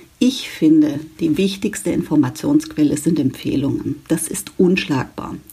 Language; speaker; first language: German; native; German